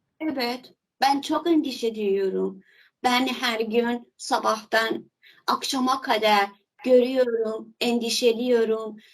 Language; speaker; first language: Turkish; non-native, learner; Persian